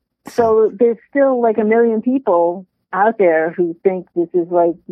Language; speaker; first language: English; native; English